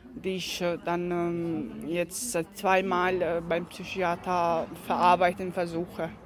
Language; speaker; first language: German; non-native, fluent; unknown